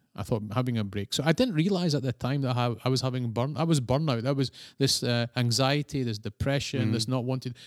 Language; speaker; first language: English; native; English